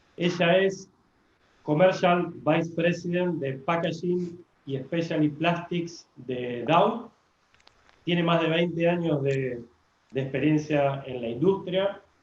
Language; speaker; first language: Spanish; native; Spanish